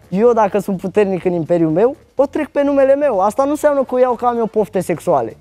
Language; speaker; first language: Romanian; early bilingual, other home language; Arabic